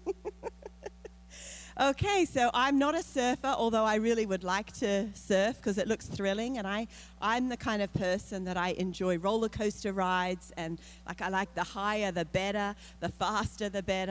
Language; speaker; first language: English; native; English